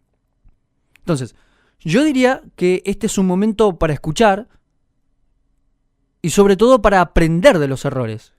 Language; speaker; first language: Spanish; native; Spanish